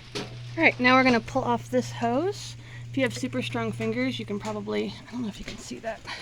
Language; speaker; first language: English; native; English